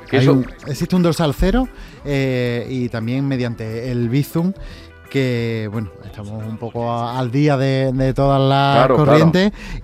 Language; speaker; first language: Spanish; native; Spanish